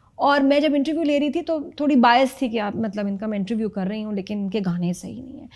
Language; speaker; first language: Urdu; native; Urdu